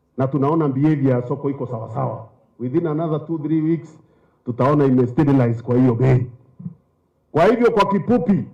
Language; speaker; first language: Swahili; non-native, local second language; Meru